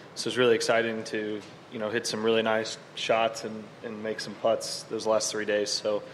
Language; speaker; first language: English; native; English